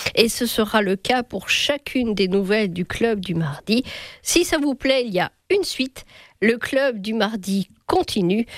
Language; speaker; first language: French; native; French